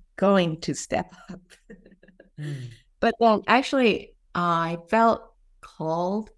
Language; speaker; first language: English; non-native, fluent; Japanese